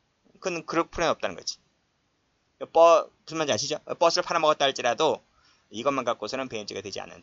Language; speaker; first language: Korean; native; Korean